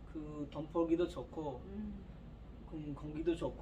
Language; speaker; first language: Korean; non-native, learner; Urdu